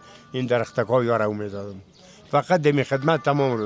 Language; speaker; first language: Persian; native; Persian